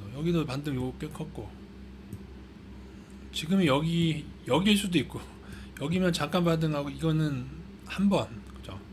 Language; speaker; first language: Korean; native; Korean